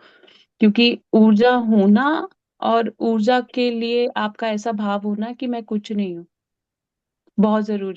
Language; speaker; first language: Hindi; native; Hindi